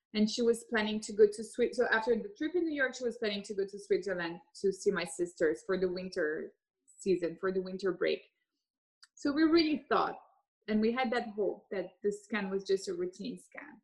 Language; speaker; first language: English; early bilingual, other home language; French